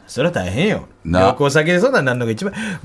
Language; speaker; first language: Japanese; native; Japanese